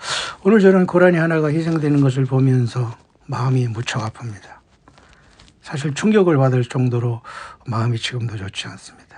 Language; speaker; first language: Korean; native; Korean